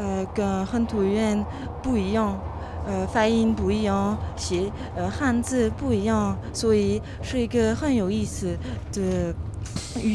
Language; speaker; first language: Chinese; non-native, learner; French